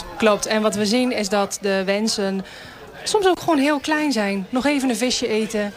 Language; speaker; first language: Dutch; native; Dutch